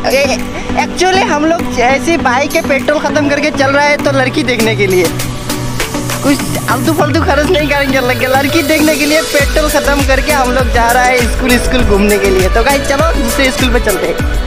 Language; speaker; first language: Hindi; non-native, local second language; Bangla